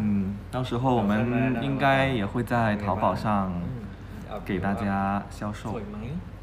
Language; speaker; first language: Chinese; non-native, fluent; Thai